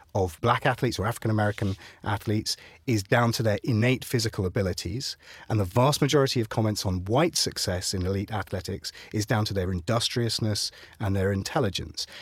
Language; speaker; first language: English; native; English